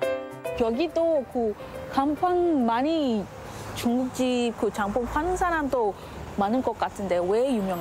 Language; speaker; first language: Korean; non-native, learner; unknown